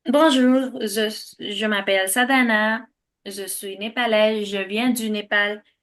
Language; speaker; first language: French; non-native, learner; Nepali